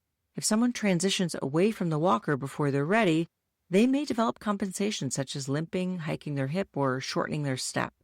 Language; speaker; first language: English; native; English